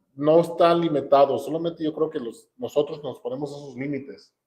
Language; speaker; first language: Spanish; early bilingual, other home language; English